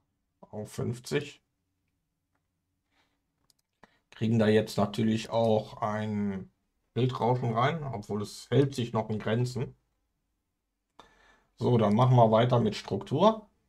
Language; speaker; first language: German; native; German